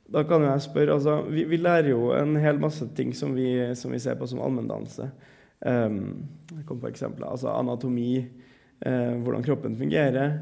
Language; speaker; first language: Norwegian; native; Norwegian